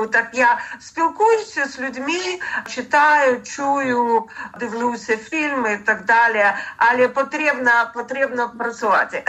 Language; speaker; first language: Ukrainian; non-native, learner; Russian